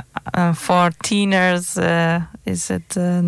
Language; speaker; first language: Dutch; non-native, fluent; Turkish